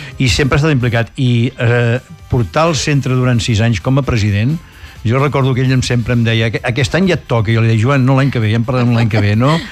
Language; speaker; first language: Catalan; native; Catalan